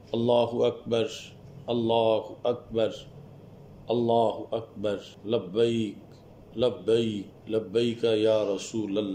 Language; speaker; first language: Urdu; non-native, local second language; Punjabi